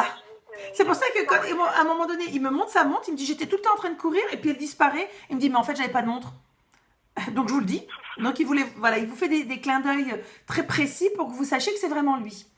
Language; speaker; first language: French; native; French